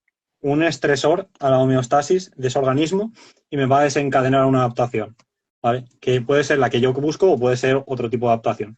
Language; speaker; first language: Spanish; native; Spanish